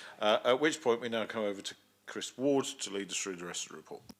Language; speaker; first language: English; native; English